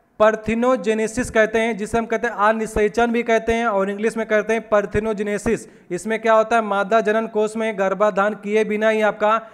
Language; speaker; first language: Hindi; native; Hindi